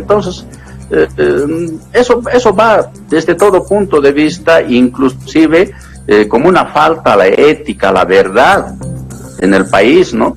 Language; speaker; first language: Spanish; native; Spanish